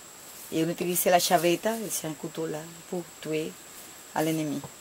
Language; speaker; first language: French; non-native, fluent; Spanish